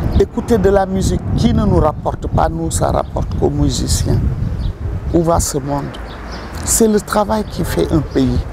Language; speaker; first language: French; non-native, local second language; Wolof